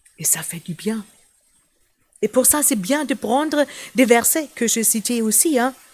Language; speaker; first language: French; non-native, fluent; German